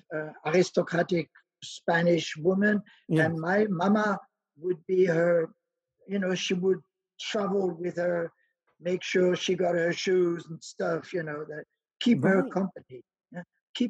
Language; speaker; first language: English; non-native, fluent; French